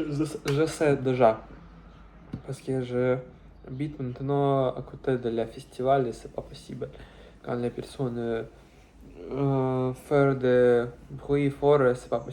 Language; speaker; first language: French; non-native, learner; Russian